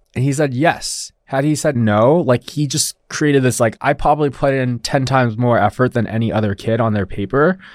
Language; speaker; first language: English; early bilingual, other home language; Chinese